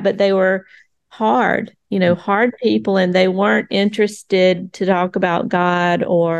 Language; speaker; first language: English; native; English